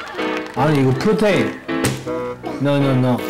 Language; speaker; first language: Korean; non-native, learner; Japanese